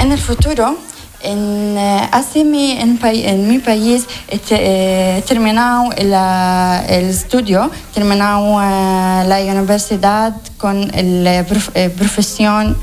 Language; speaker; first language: Spanish; non-native, learner; Arabic